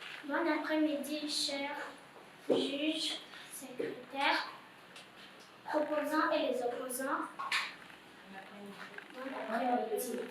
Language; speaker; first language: French; non-native, learner; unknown